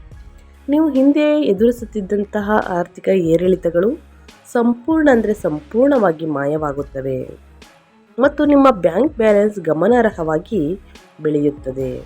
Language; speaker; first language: Kannada; native; Kannada